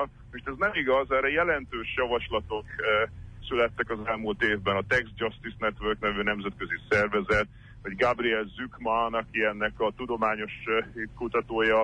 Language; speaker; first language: Hungarian; native; Hungarian